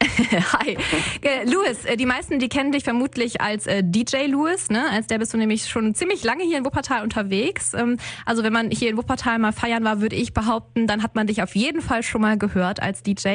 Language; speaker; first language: German; native; German